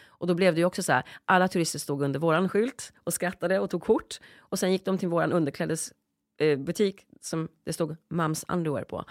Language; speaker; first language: Swedish; early bilingual, other home language; Polish